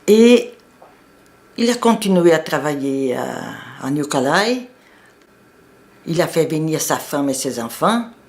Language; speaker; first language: French; non-native, fluent; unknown